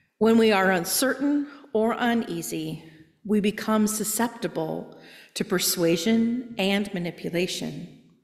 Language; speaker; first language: English; native; English